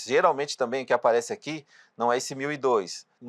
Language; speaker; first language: Portuguese; native; Portuguese